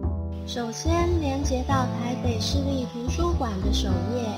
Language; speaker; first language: Chinese; native; Chinese